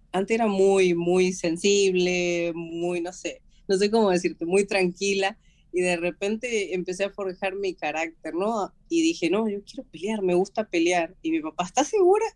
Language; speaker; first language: Spanish; native; Spanish